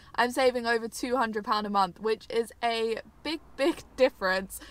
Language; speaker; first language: English; native; English